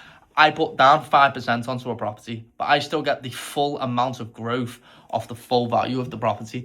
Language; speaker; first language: English; native; English